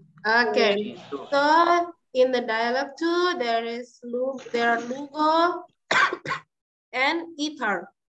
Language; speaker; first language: English; non-native, learner; Indonesian